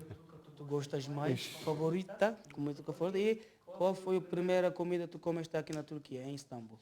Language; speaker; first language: Portuguese; non-native, learner; Turkish